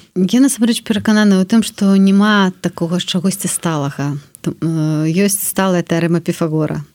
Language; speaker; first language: Belarusian; native; Belarusian